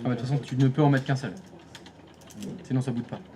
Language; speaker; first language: French; native; French